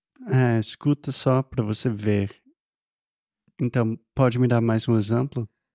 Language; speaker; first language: Portuguese; non-native, learner; English